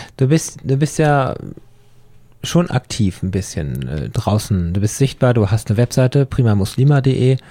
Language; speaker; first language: German; native; German